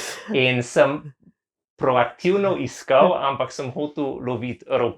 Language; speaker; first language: Slovenian; non-native, learner; English